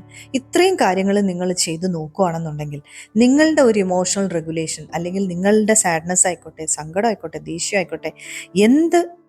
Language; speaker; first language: Malayalam; native; Malayalam